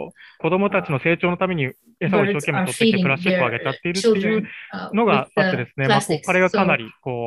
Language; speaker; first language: Japanese; native; Japanese